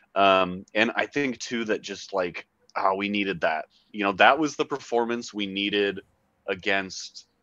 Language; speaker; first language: English; native; English